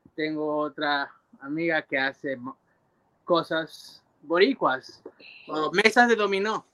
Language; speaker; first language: Spanish; early bilingual, heritage; Spanish